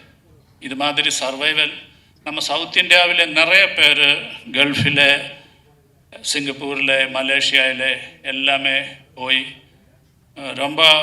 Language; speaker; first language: Tamil; non-native, learner; Malayalam